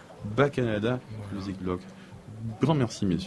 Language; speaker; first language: French; native; French